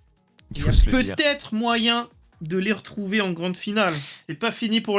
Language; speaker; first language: French; native; French